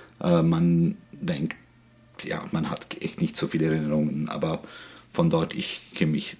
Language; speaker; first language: German; non-native, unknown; Arabic